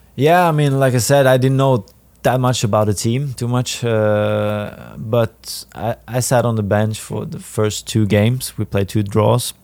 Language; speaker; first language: English; non-native, fluent; Swedish